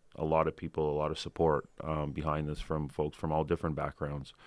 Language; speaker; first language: English; early bilingual, other home language; Ukrainian